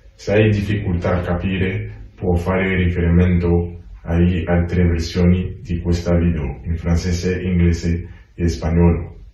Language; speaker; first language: Italian; non-native, learner; French